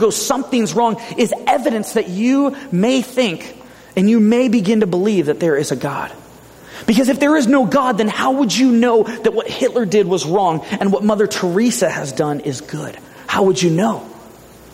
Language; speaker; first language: English; native; English